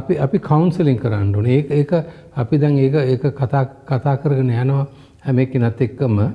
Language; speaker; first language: Sinhala; non-native, local second language; Tamil